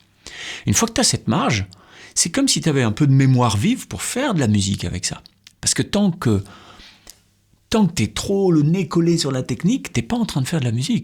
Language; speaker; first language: French; native; French